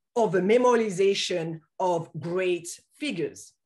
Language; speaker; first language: English; non-native, fluent; French